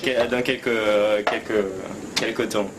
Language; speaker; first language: French; non-native, fluent; Portuguese